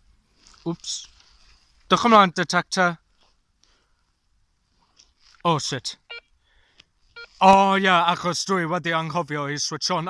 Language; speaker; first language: Welsh; non-native, learner; English